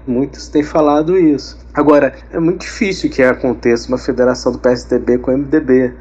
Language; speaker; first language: Portuguese; native; Portuguese